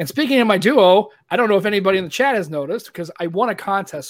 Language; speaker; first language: English; native; English